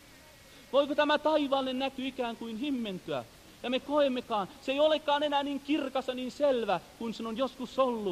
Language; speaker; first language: Finnish; native; Finnish